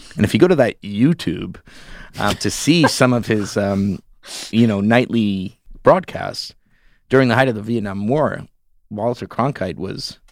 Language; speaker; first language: English; early bilingual, heritage; English